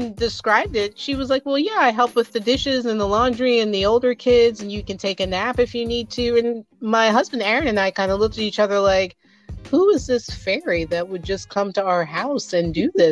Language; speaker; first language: English; native; English